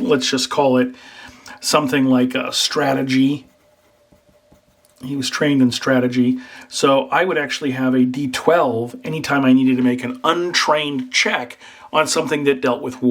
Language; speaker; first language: English; native; English